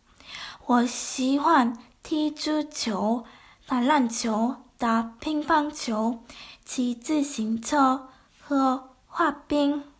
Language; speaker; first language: Chinese; non-native, learner; Korean